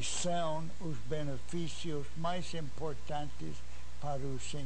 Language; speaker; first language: Portuguese; non-native, fluent; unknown